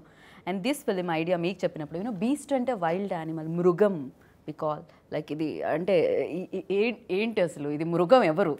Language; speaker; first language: Telugu; native; Telugu